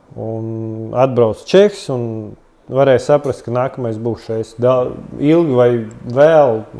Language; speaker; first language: Latvian; non-native, local second language; Russian